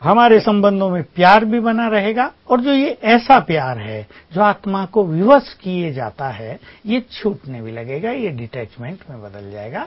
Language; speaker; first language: Hindi; native; Hindi